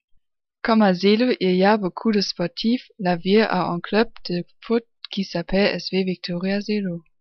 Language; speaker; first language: French; non-native, learner; German